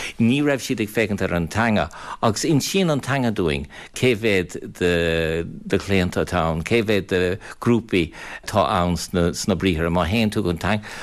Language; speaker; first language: Irish; non-native, fluent; English